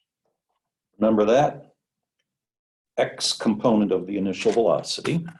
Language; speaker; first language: English; native; English